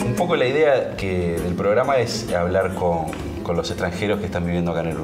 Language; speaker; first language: Spanish; native; Spanish